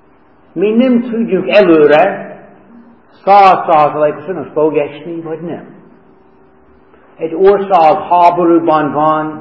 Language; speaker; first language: Hungarian; non-native, fluent; English